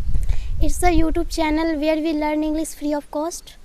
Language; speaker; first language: English; non-native, learner; Hindi